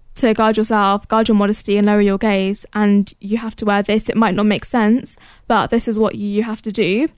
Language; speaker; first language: English; early bilingual, other home language; Arabic